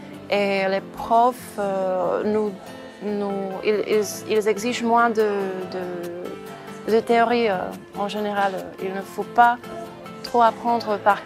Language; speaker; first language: French; non-native, fluent; Czech